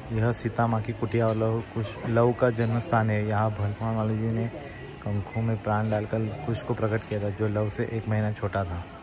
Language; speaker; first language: Hindi; non-native, local second language; Marathi